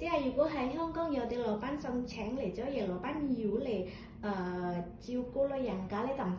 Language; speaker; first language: Cantonese; native; Cantonese